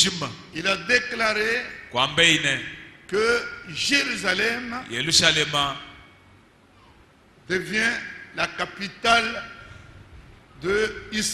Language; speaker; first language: French; non-native, local second language; Luba-Lulua